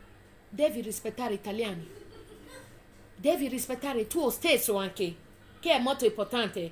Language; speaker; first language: Italian; non-native, fluent; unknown